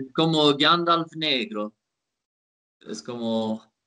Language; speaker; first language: Spanish; non-native, learner; Swedish